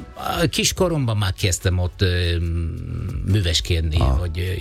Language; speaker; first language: Hungarian; non-native, learner; Italian